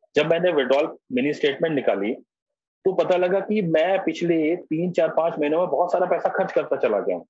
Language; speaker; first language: Hindi; native; Hindi